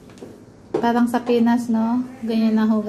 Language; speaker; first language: Filipino; non-native, learner; Indonesian